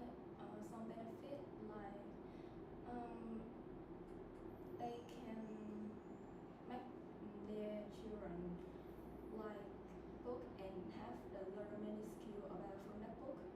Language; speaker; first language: English; non-native, learner; Vietnamese